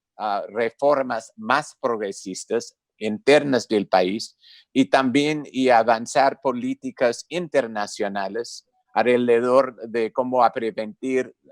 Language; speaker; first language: Spanish; non-native, fluent; English